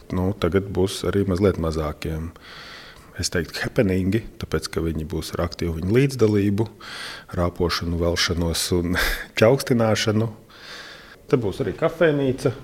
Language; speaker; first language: Latvian; native; Latvian